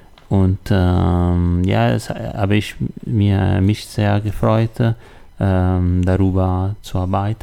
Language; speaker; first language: German; non-native, learner; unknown